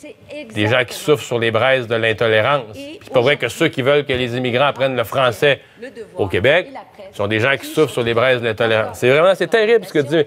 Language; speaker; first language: French; native; French